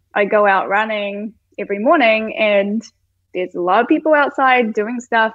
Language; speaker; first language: English; native; English